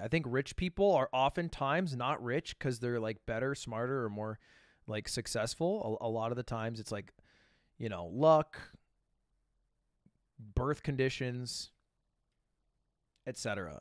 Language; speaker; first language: English; native; English